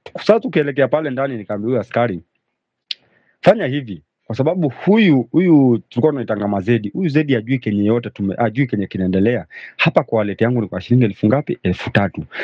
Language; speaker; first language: Swahili; native; Swahili